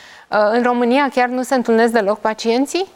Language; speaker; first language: Romanian; native; Romanian